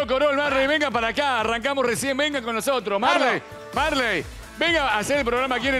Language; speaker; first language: Spanish; native; Spanish